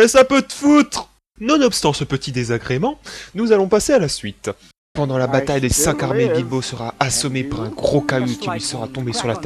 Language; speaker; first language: French; native; French